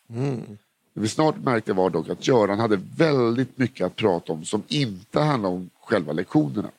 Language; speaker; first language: Swedish; native; Swedish